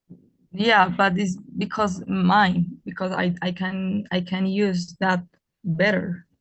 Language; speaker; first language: English; non-native, learner; Spanish